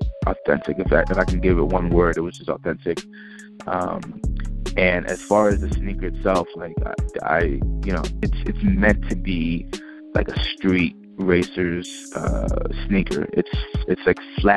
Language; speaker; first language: English; native; English